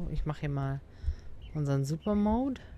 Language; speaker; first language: German; native; German